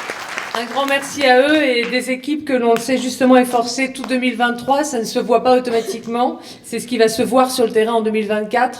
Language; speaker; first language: French; native; French